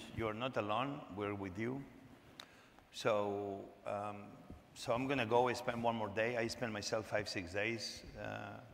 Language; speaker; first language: English; non-native, fluent; Spanish